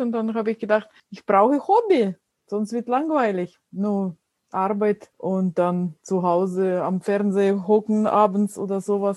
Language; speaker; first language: German; non-native, fluent; Russian